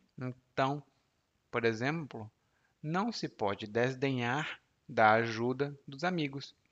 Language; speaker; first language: Portuguese; native; Portuguese